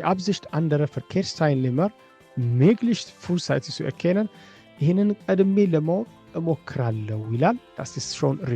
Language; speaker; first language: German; non-native, fluent; Amharic